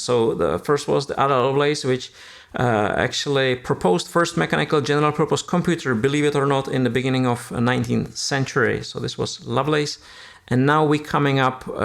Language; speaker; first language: English; non-native, fluent; Czech